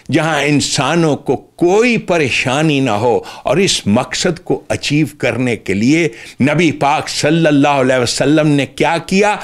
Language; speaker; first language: Urdu; native; Urdu